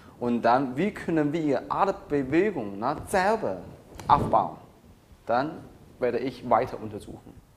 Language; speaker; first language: German; non-native, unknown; Chinese